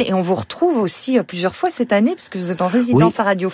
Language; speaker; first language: French; native; French